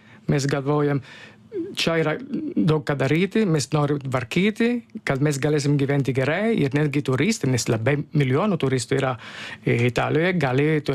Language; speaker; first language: Lithuanian; non-native, fluent; Italian